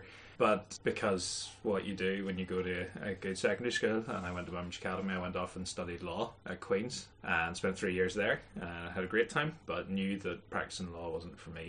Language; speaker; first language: English; native; English